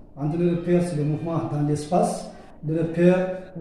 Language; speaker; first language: French; non-native, local second language; Arabic